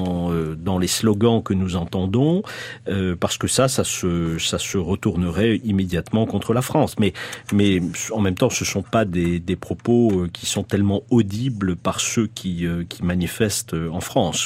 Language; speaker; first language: French; native; French